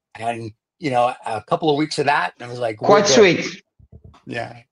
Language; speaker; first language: English; native; English